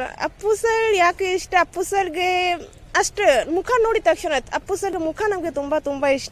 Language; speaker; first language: Kannada; non-native, local second language; Bangla